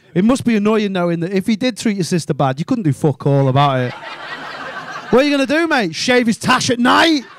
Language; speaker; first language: English; native; English